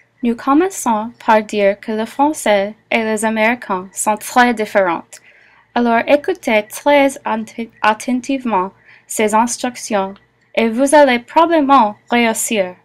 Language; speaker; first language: French; non-native, learner; English